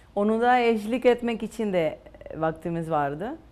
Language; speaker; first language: Turkish; non-native, fluent; Spanish